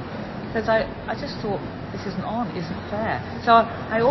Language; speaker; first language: English; native; English